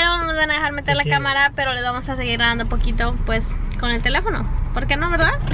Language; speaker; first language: Spanish; native; Spanish